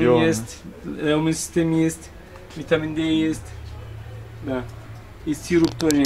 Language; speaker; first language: Russian; non-native, learner; Turkish